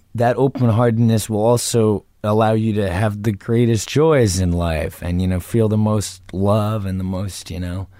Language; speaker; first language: English; native; English